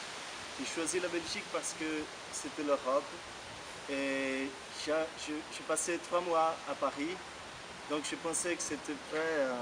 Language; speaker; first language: French; non-native, fluent; Portuguese